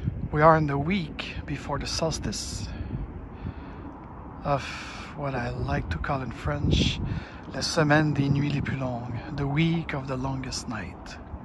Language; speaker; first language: English; non-native, fluent; French